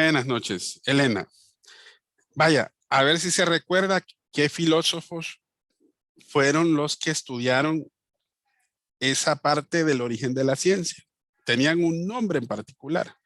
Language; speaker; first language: Spanish; native; Spanish